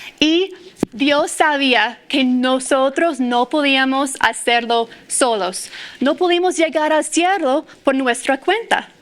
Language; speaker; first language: Spanish; non-native, fluent; English